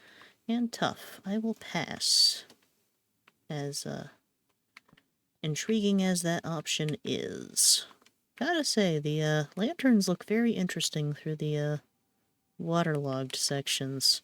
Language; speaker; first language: English; native; English